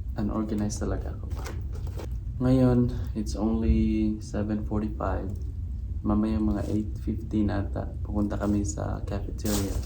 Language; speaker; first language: Filipino; non-native, local second language; Cebuano